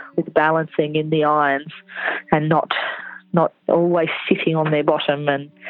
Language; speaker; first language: English; native; English